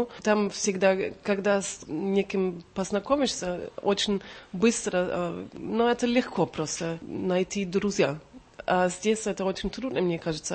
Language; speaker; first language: Russian; non-native, learner; German